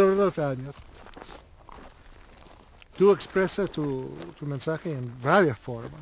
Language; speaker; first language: Spanish; non-native, learner; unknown